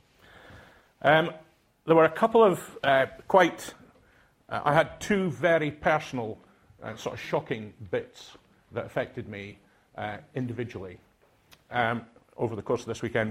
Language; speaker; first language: English; non-native, local second language; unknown